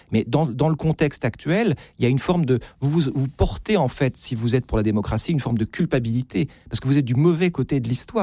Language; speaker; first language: French; native; French